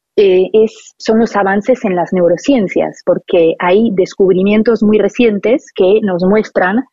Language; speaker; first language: Spanish; non-native, fluent; French